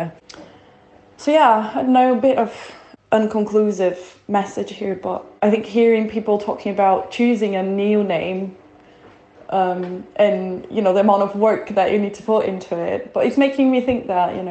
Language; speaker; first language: English; non-native, fluent; Portuguese